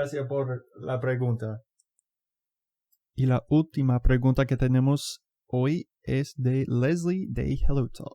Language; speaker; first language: Spanish; non-native, fluent; English